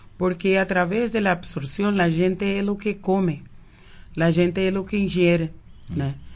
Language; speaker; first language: Portuguese; non-native, fluent; Spanish